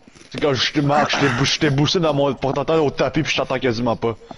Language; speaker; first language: French; native; French